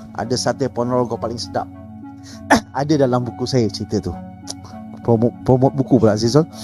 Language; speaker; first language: Malay; native; Malay